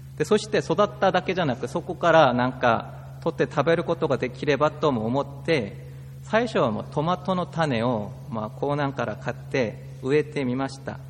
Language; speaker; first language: Japanese; non-native, fluent; Korean